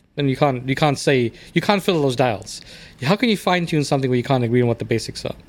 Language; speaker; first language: English; native; English